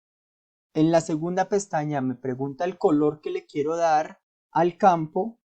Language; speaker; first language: Spanish; native; Spanish